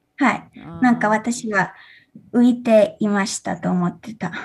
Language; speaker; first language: Japanese; early bilingual, heritage; English